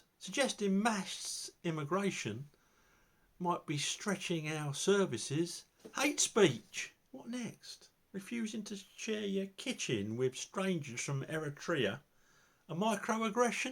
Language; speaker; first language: English; native; English